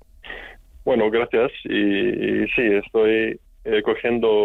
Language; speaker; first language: Spanish; non-native, learner; Icelandic